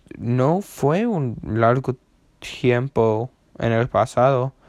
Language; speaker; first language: Spanish; non-native, learner; English